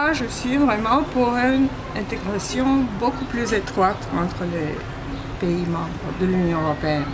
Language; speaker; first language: French; non-native, fluent; Bulgarian